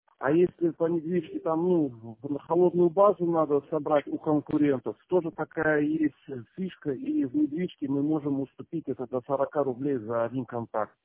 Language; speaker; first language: Russian; native; Russian